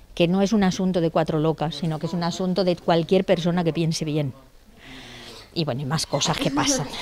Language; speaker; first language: Spanish; native; Spanish